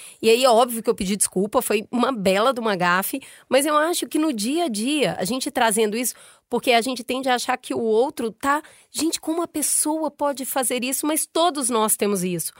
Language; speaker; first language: Portuguese; native; Portuguese